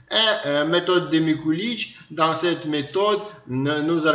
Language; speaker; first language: French; non-native, learner; Ukrainian